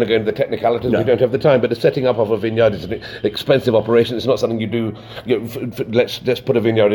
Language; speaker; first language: English; native; English